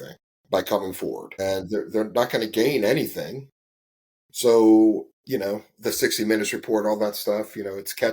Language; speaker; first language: English; native; English